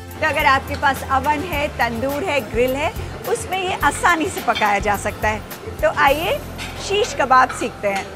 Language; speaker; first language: Hindi; native; Hindi